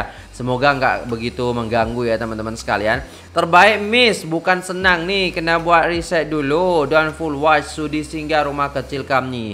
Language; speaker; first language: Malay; non-native, local second language; Javanese